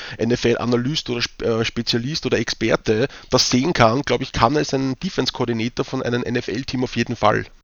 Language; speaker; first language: German; native; German